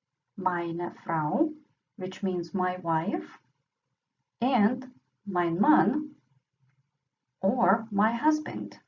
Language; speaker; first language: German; non-native, fluent; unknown